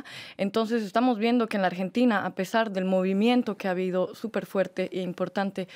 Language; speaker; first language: Spanish; native; Spanish